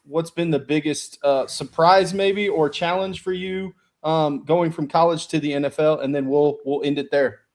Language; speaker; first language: English; native; English